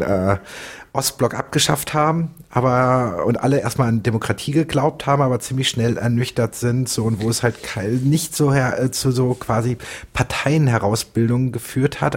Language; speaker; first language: German; native; German